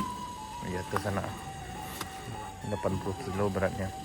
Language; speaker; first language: Indonesian; non-native, local second language; Minangkabau